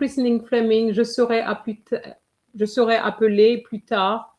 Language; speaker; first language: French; non-native, fluent; English